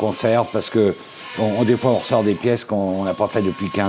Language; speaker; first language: French; native; French